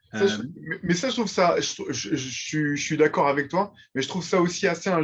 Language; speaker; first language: French; native; French